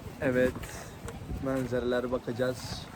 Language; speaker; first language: Turkish; non-native, learner; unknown